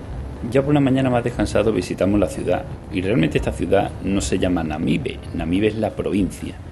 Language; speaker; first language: Spanish; native; Spanish